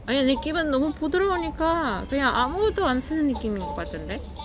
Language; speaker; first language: Korean; non-native, fluent; Russian